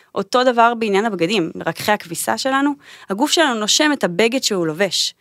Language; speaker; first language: Hebrew; native; Hebrew